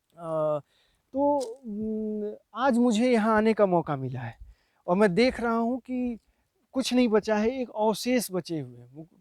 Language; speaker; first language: Hindi; native; Hindi